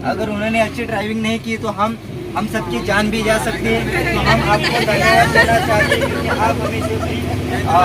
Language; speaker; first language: Hindi; non-native, local second language; Marathi